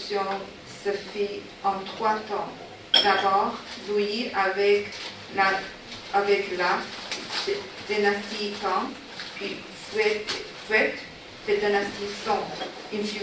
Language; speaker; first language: French; non-native, learner; Chinese